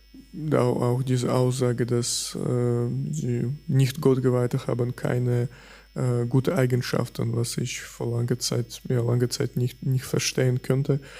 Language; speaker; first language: German; non-native, fluent; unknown